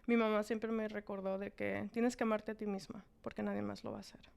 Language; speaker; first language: Spanish; early bilingual, heritage; Spanish